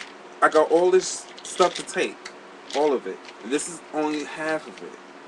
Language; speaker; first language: English; native; English